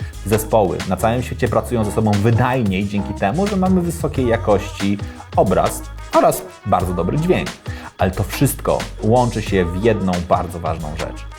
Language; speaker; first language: Polish; native; Polish